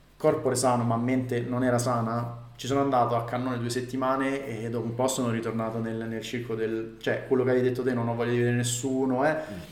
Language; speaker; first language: Italian; native; Italian